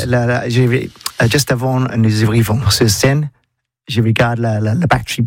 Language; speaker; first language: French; non-native, learner; English